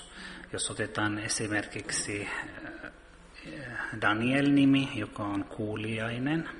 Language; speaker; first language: Finnish; early bilingual, heritage; Finnish